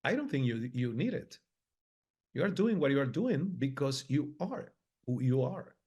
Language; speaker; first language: English; non-native, fluent; Spanish